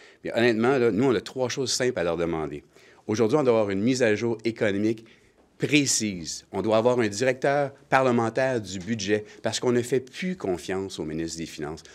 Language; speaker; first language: French; native; French